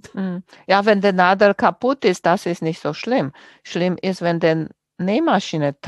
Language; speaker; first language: German; non-native, fluent; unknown